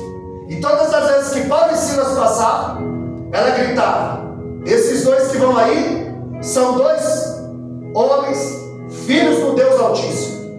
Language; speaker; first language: Portuguese; native; Portuguese